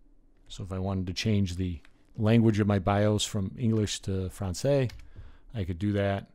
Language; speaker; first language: English; native; English